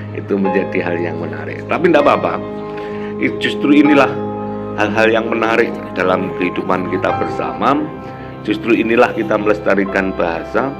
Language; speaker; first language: Indonesian; native; Indonesian